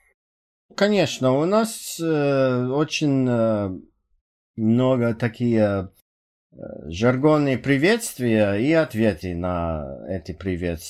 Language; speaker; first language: Russian; non-native, fluent; English